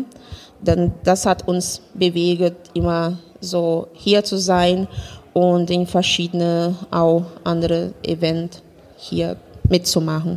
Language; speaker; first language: German; non-native, fluent; Portuguese